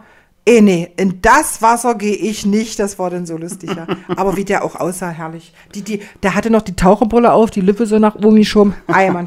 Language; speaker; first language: German; native; German